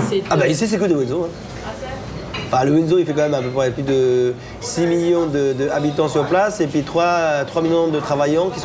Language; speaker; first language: French; non-native, fluent; Chinese